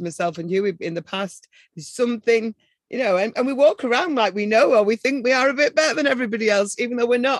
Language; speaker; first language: English; native; English